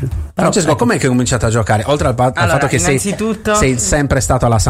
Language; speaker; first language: Italian; native; Italian